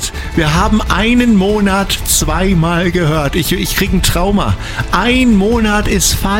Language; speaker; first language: German; native; German